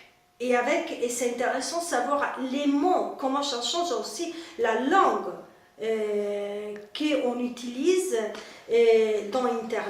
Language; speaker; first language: French; non-native, fluent; Spanish